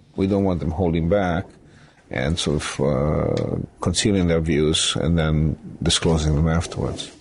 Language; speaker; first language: English; early bilingual, other home language; Romanian